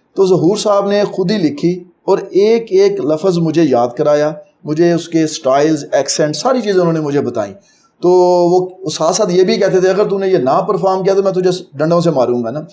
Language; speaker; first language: Urdu; non-native, local second language; Punjabi